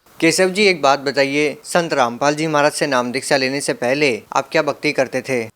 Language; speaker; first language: Hindi; native; Hindi